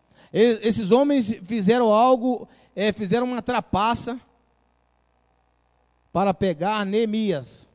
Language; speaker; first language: Portuguese; native; Portuguese